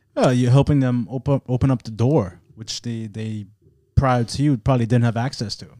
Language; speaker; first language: English; non-native, fluent; German